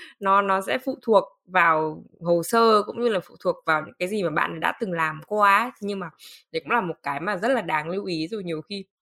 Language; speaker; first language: Vietnamese; native; Vietnamese